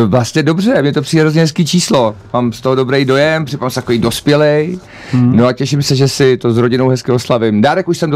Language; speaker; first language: Czech; native; Czech